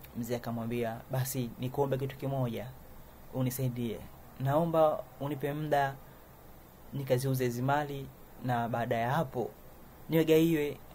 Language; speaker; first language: Swahili; native; Swahili